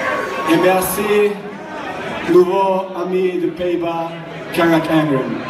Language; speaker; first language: French; non-native, learner; Finnish